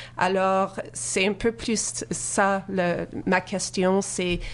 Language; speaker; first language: French; native; French